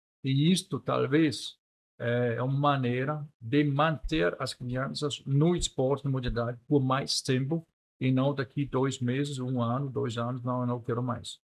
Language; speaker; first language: Portuguese; non-native, fluent; Danish